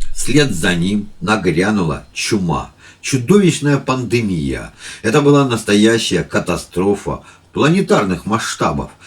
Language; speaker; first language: Russian; native; Russian